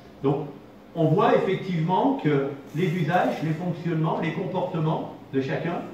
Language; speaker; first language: French; native; French